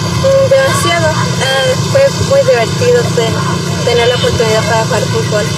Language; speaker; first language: Spanish; early bilingual, heritage; Spanish